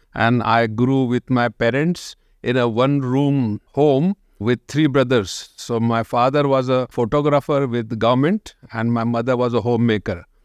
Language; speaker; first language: English; non-native, local second language; Marathi